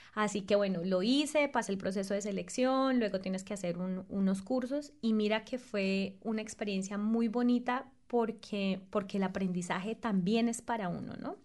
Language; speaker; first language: Spanish; native; Spanish